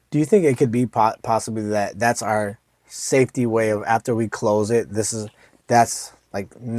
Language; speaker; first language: English; native; English